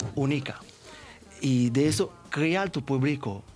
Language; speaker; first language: Spanish; non-native, learner; Haitian Creole